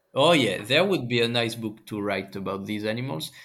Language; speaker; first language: English; non-native, fluent; French